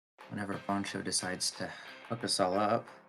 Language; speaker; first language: English; native; English